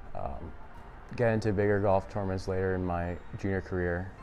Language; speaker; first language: English; native; English